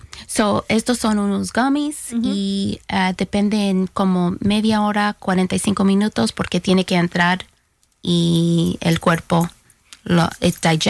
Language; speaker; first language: Spanish; early bilingual, heritage; Spanish